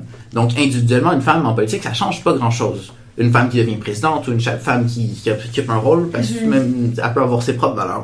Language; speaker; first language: French; native; French